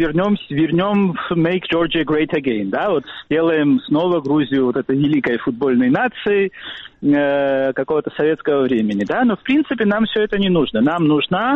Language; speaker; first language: Russian; non-native, fluent; Georgian